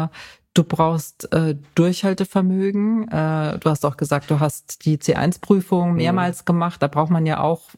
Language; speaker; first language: German; native; German